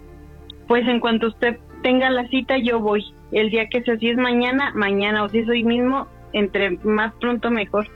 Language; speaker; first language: Spanish; native; Spanish